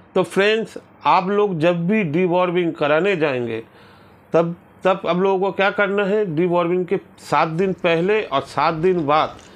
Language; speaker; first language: Hindi; non-native, local second language; Bangla